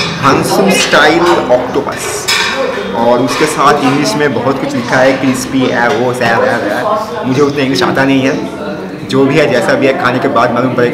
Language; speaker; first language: Hindi; non-native, local second language; Bangla